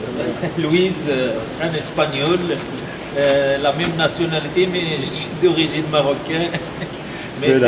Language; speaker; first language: French; non-native, fluent; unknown